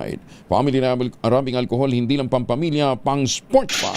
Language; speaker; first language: Filipino; native; Filipino